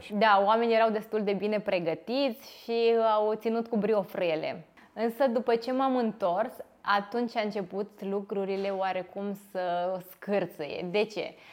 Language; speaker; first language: Romanian; native; Romanian